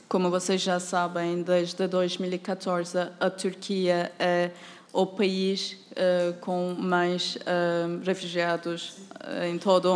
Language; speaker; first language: Portuguese; non-native, fluent; Turkish